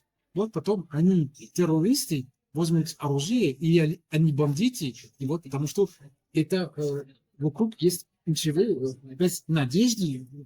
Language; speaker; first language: Russian; non-native, learner; French